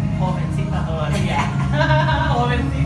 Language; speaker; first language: Spanish; non-native, learner; English